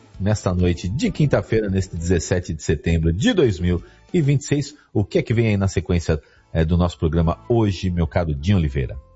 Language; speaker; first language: Portuguese; native; Portuguese